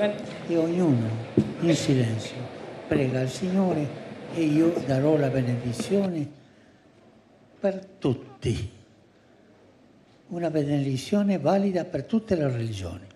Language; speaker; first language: Italian; non-native, fluent; Spanish